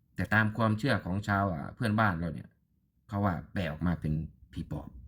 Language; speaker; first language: Thai; native; Thai